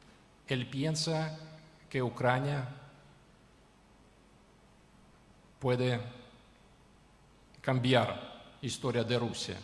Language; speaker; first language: Spanish; non-native, learner; Ukrainian